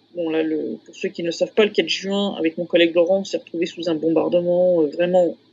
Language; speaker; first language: French; native; French